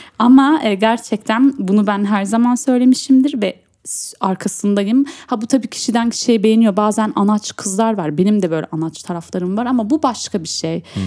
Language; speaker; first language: Turkish; early bilingual, heritage; Turkish